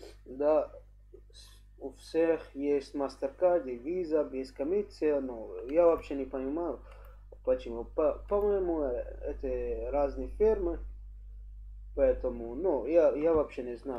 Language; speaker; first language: Russian; non-native, learner; English